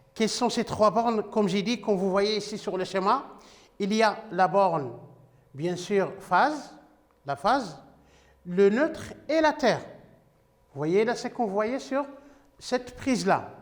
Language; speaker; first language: French; non-native, local second language; Arabic